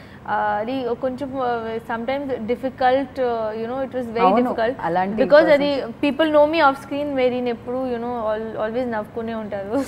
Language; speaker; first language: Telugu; non-native, learner; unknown